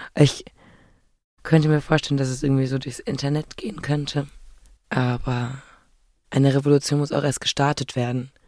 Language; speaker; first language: German; native; German